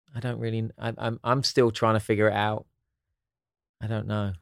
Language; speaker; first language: English; native; English